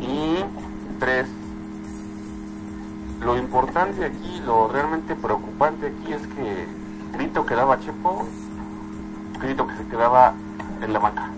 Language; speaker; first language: Spanish; native; Spanish